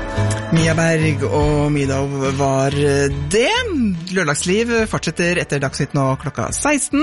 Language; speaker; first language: Norwegian; native; Norwegian